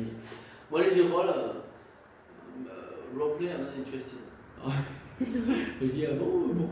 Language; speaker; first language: French; non-native, fluent; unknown